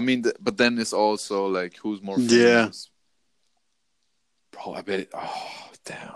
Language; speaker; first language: English; non-native, fluent; German